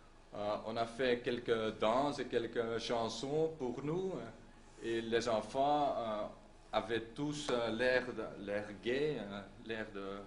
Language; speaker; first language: French; non-native, local second language; Dutch